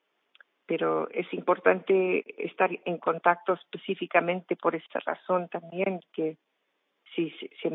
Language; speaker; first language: Spanish; non-native, fluent; English